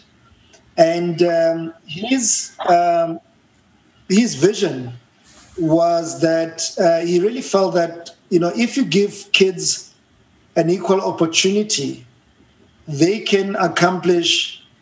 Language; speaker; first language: English; non-native, local second language; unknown